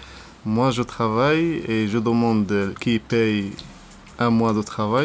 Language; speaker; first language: French; non-native, learner; Arabic